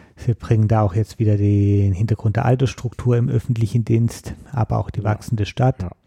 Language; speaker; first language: German; native; German